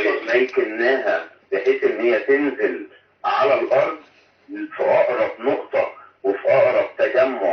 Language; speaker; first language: Arabic; native; Arabic